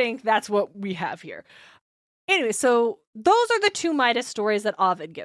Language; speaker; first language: English; native; English